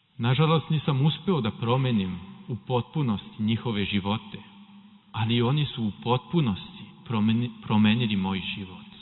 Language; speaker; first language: Serbian; non-native, fluent; French